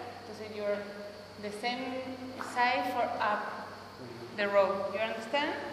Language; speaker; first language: English; non-native, learner; Spanish